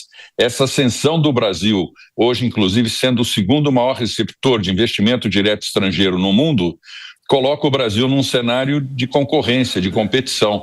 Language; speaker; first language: Portuguese; native; Portuguese